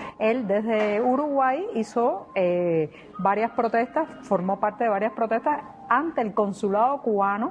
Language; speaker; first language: Spanish; native; Spanish